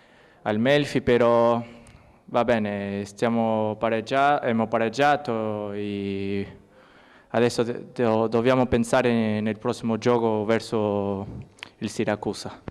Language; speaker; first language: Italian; non-native, learner; Spanish